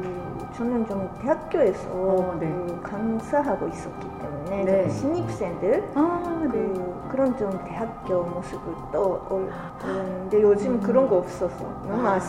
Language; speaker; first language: Korean; non-native, learner; Japanese